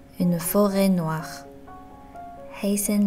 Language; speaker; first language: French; non-native, fluent; Chinese